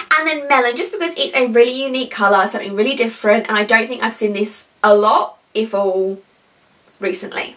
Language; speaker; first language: English; native; English